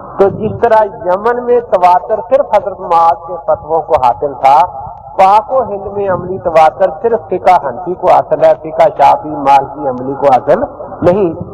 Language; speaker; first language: Urdu; non-native, local second language; Punjabi